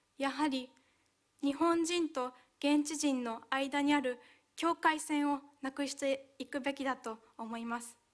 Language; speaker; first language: Japanese; early bilingual, other home language; Hungarian